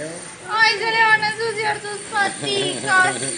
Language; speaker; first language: Spanish; native; Spanish